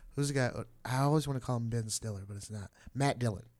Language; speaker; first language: English; native; English